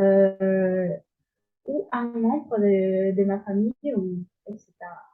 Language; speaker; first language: French; non-native, learner; Spanish